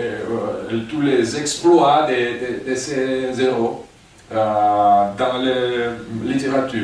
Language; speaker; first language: French; non-native, fluent; Russian